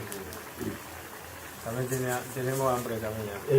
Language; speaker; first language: Spanish; non-native, learner; Chinese